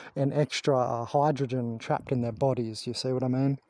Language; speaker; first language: English; native; English